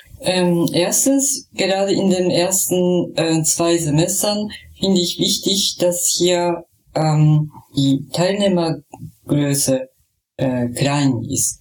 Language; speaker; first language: German; non-native, fluent; Japanese